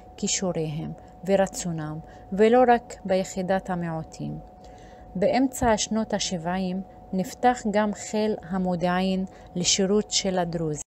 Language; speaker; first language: Hebrew; non-native, local second language; Arabic